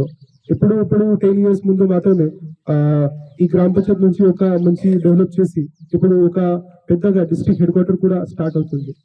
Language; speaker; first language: Telugu; non-native, learner; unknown